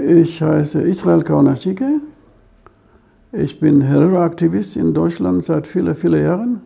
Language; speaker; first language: German; non-native, fluent; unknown